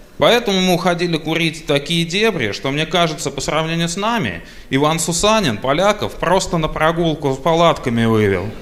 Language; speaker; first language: Russian; native; Russian